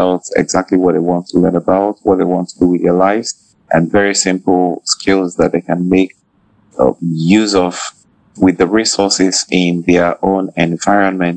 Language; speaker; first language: English; non-native, local second language; Igbo